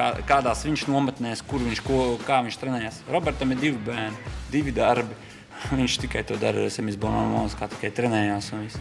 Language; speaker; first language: Latvian; native; Latvian